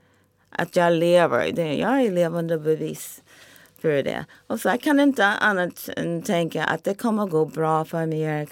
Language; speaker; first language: Swedish; non-native, fluent; English